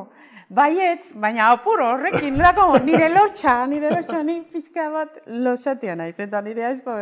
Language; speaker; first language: Basque; non-native, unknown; Spanish